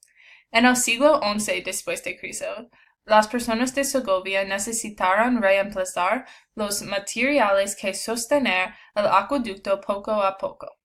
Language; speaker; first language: Spanish; non-native, learner; English